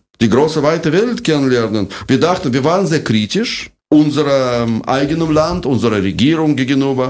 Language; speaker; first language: German; non-native, fluent; Russian